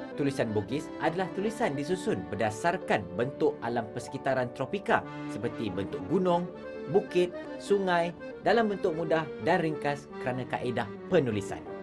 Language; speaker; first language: Malay; native; Malay